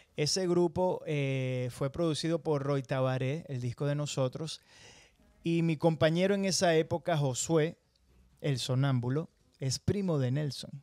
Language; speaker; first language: Spanish; native; Spanish